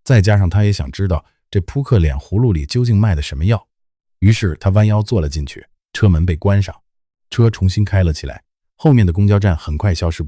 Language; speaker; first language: Chinese; native; Chinese